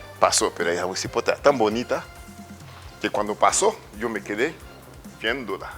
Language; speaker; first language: Spanish; non-native, fluent; French